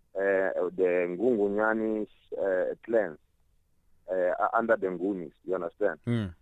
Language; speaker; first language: English; non-native, local second language; Tsonga